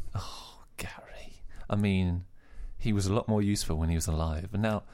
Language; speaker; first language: English; native; English